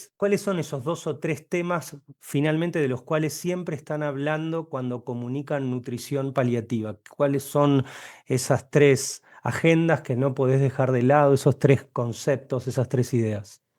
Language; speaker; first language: Spanish; native; Spanish